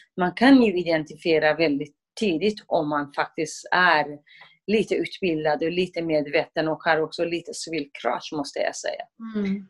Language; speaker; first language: Swedish; non-native, fluent; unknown